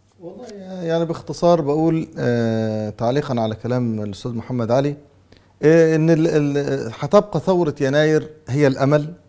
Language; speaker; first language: Arabic; native; Arabic